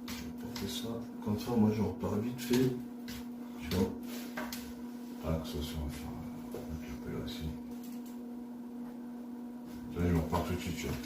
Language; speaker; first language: French; native; French